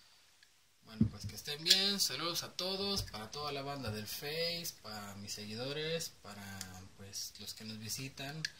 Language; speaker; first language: Spanish; native; Spanish